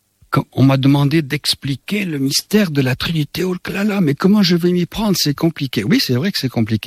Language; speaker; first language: French; native; French